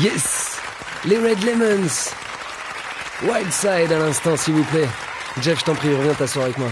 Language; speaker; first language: French; native; French